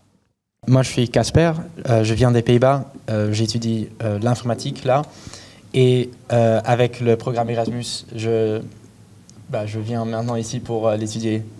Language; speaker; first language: French; non-native, learner; Dutch